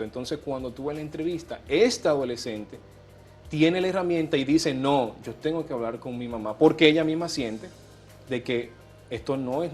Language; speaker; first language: Spanish; native; Spanish